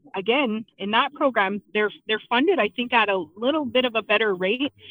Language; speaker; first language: English; native; English